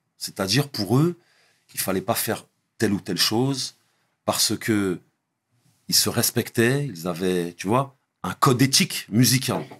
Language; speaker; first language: French; early bilingual, other home language; Arabic